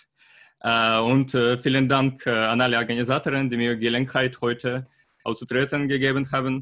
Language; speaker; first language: German; non-native, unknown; Russian